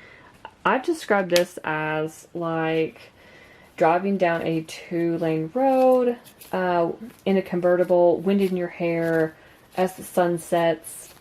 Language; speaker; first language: English; native; English